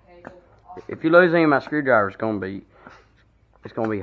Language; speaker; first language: English; native; English